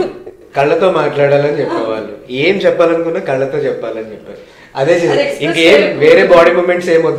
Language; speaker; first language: Telugu; native; Telugu